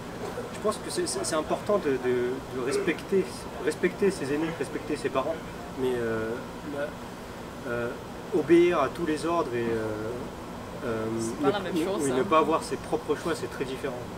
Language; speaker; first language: French; early bilingual, other home language; Min Nan Chinese